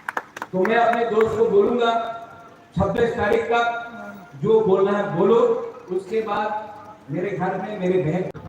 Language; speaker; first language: Hindi; non-native, local second language; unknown